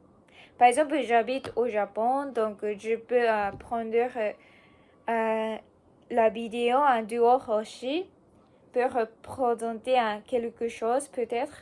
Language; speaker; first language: French; non-native, learner; Japanese